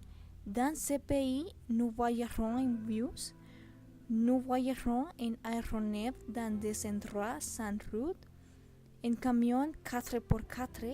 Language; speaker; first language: French; non-native, learner; Spanish